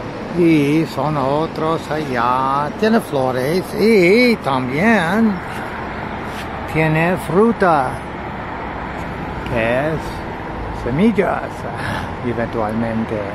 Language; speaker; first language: Spanish; non-native, learner; English